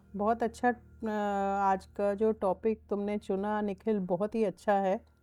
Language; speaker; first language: Hindi; native; Hindi